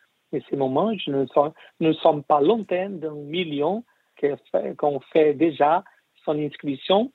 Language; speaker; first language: French; non-native, learner; Portuguese